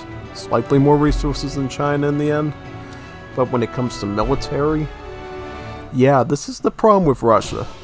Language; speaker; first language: English; native; English